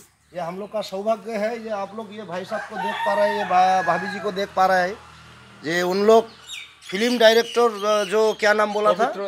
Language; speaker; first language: Hindi; non-native, local second language; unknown